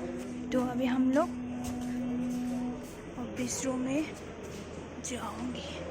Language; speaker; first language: Hindi; non-native, local second language; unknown